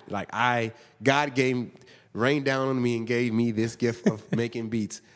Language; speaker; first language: English; native; English